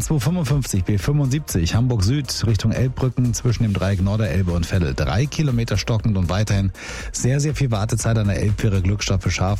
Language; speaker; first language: German; native; German